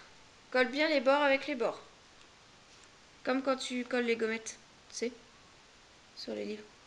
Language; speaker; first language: French; native; French